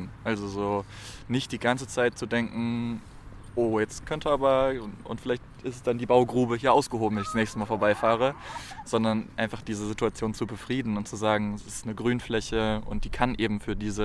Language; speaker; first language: German; native; German